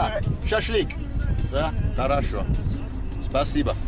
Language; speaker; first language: Russian; non-native, learner; English